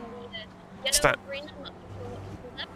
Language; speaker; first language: English; native; English